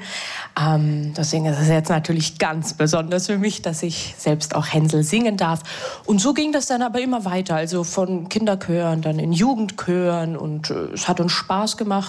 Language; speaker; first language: German; native; German